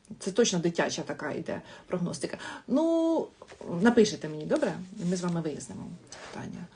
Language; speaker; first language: Ukrainian; non-native, local second language; Russian